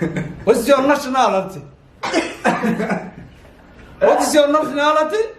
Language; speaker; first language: English; non-native, learner; Somali